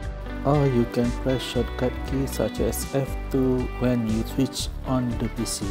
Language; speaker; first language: English; non-native, local second language; Malay